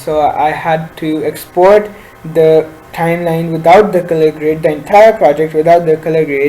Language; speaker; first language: English; non-native, local second language; Urdu